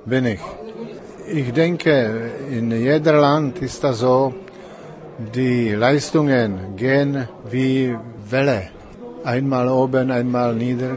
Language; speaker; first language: German; non-native, learner; Czech